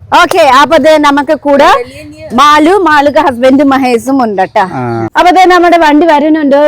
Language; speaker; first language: Malayalam; non-native, learner; Nepali